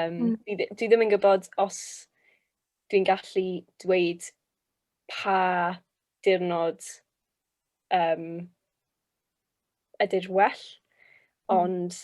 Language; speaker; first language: Welsh; non-native, local second language; English